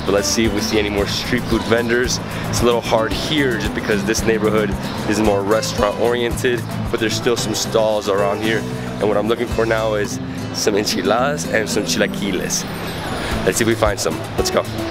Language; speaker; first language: English; early bilingual, other home language; Spanish